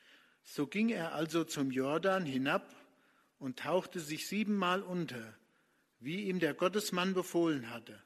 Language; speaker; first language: German; native; German